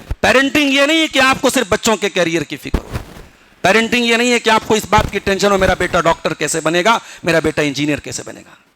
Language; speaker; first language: Urdu; native; Urdu